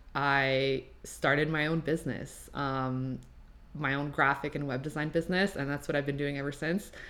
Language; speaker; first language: English; non-native, fluent; French